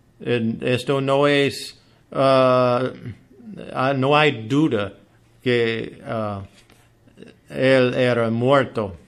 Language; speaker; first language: Spanish; non-native, learner; English